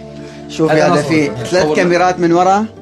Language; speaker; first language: Arabic; native; Arabic